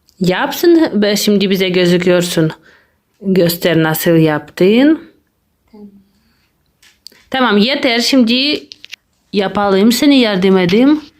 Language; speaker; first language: Turkish; non-native, learner; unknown